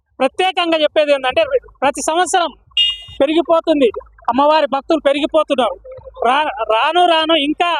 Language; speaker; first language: Telugu; native; Telugu